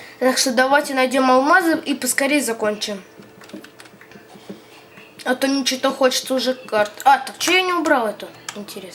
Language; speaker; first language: Russian; native; Russian